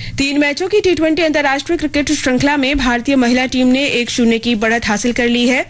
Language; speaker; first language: Hindi; native; Hindi